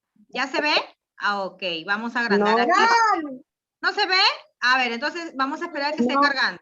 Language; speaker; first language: Spanish; native; Spanish